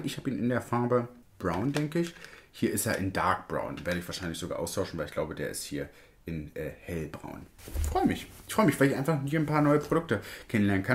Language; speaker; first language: German; native; German